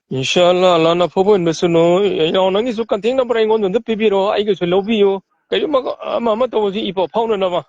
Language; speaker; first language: Manipuri; native; Manipuri